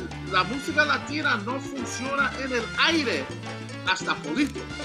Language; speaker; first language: Spanish; early bilingual, heritage; Spanish